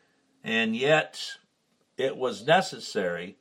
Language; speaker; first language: English; native; English